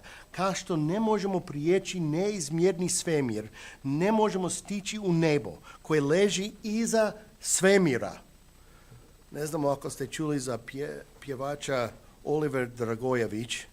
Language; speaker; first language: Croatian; non-native, fluent; English